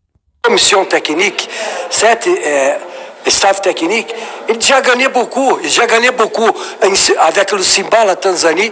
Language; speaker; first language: French; non-native, learner; Portuguese